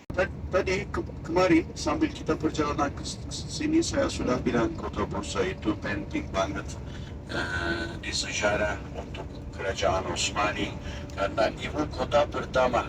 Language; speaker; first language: Indonesian; non-native, fluent; Turkish